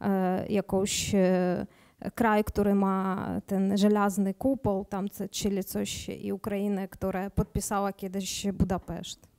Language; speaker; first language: Polish; non-native, learner; Ukrainian